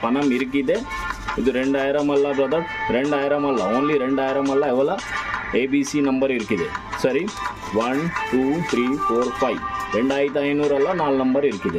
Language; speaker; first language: Tamil; non-native, local second language; Kannada